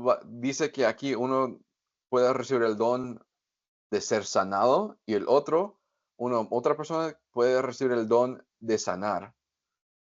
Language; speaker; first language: Spanish; non-native, fluent; English